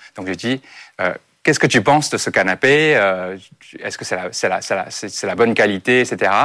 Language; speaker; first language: French; non-native, fluent; Chinese